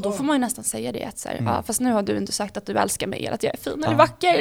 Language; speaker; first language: Swedish; native; Swedish